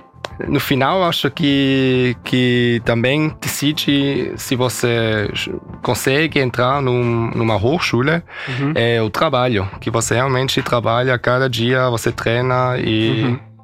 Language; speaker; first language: Portuguese; early bilingual, heritage; Portuguese